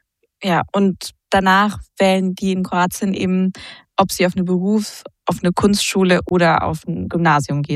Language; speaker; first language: German; native; German